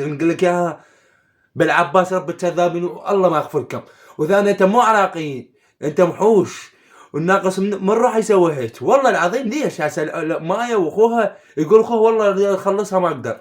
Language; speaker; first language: Arabic; native; Arabic